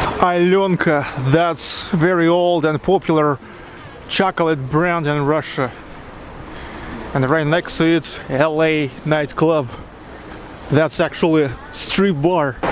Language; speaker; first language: English; non-native, learner; Russian